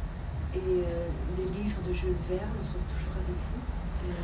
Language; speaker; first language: French; non-native, fluent; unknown